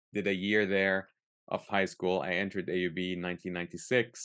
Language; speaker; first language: English; early bilingual, other home language; Arabic